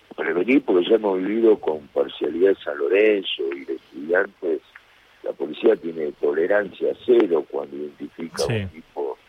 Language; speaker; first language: Spanish; native; Spanish